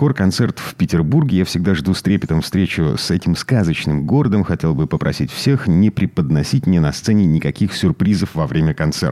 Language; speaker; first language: Russian; native; Russian